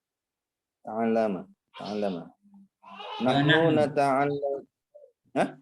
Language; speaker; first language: Arabic; non-native, learner; Indonesian